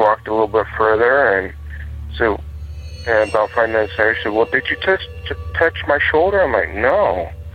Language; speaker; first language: English; native; English